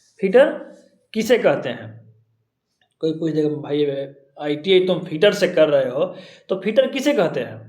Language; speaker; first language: Hindi; native; Hindi